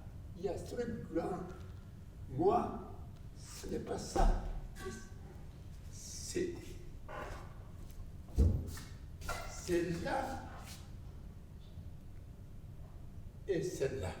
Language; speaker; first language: French; non-native, learner; Japanese